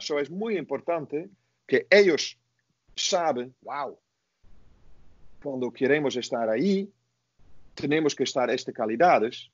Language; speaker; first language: Spanish; non-native, fluent; Dutch